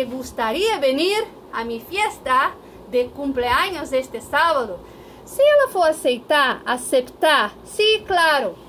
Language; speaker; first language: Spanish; non-native, fluent; Portuguese